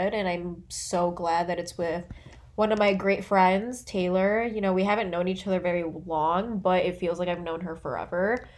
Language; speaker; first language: English; native; English